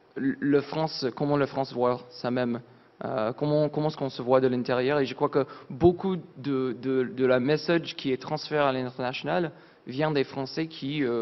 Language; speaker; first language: French; non-native, fluent; English